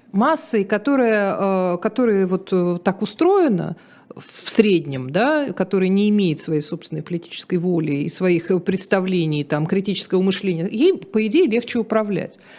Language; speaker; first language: Russian; native; Russian